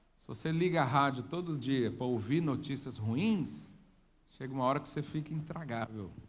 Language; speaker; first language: Portuguese; native; Portuguese